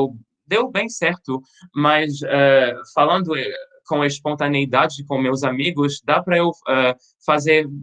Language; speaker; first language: Portuguese; non-native, fluent; French